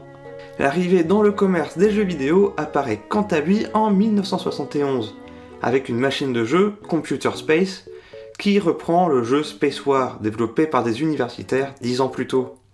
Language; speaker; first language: French; native; French